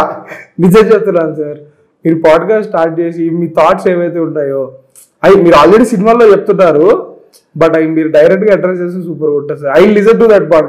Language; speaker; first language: Telugu; native; Telugu